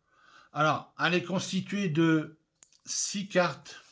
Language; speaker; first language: French; native; French